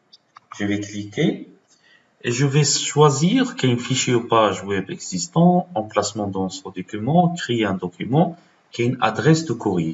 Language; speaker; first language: French; non-native, local second language; Arabic